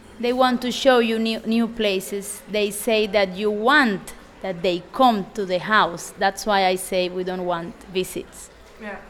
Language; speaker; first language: English; non-native, fluent; Spanish